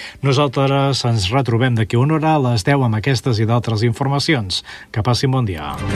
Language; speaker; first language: Catalan; native; Catalan